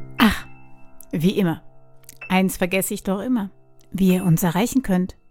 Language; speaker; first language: German; native; German